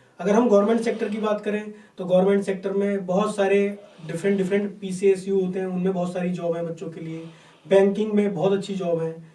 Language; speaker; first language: Hindi; native; Hindi